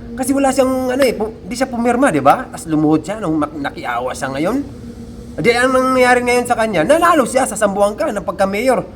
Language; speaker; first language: Filipino; native; Filipino